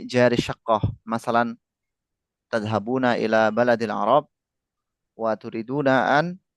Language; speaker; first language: Arabic; non-native, fluent; Indonesian